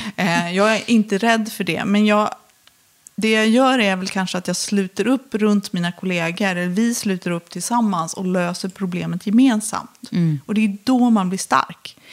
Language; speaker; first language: Swedish; native; Swedish